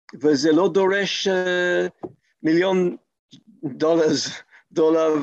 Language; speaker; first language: Hebrew; non-native, fluent; English